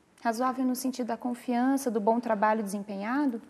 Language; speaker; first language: Portuguese; native; Portuguese